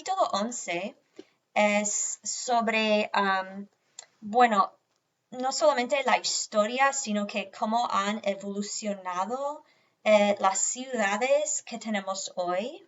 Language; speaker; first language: Spanish; non-native, fluent; English